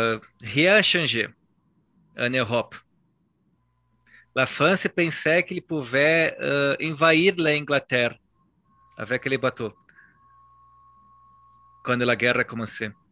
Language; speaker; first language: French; non-native, learner; Portuguese